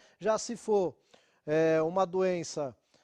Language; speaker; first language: Portuguese; native; Portuguese